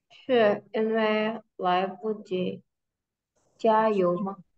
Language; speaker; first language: Chinese; non-native, learner; Indonesian